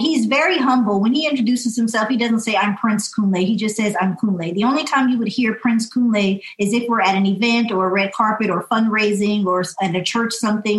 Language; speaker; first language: English; native; English